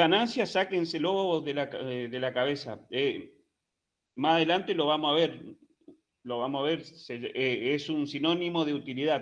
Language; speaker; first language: Spanish; native; Spanish